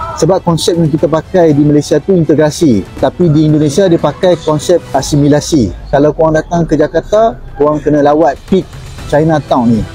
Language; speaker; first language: Malay; native; Malay